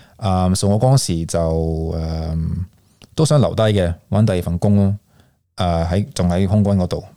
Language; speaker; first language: Cantonese; early bilingual, heritage; Cantonese